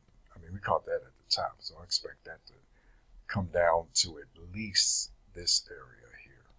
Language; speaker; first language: English; native; English